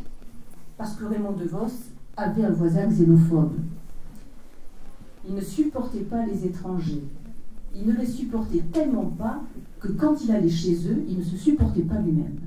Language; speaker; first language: French; native; French